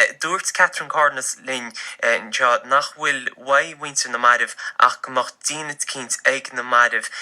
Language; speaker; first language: Irish; native; Irish